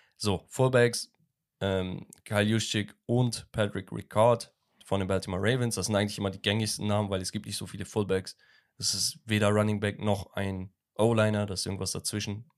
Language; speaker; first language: German; early bilingual, other home language; Turkish